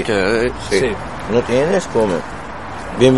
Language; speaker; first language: Spanish; non-native, learner; Arabic